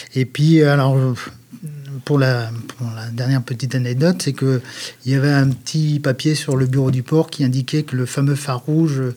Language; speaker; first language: French; native; French